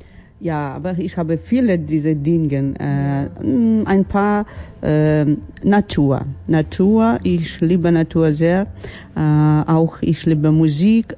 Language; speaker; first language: German; non-native, learner; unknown